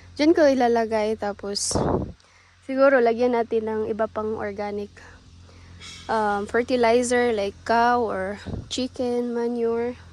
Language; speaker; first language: Filipino; native; Filipino